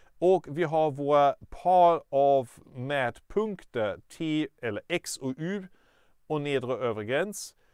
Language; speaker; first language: Swedish; non-native, fluent; German